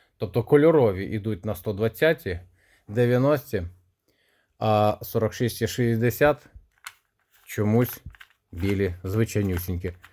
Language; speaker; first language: Ukrainian; non-native, local second language; Russian